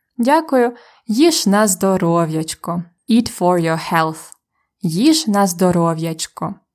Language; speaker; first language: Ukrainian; native; Ukrainian